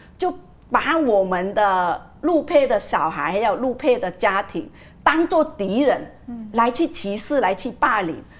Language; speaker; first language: Chinese; non-native, fluent; Vietnamese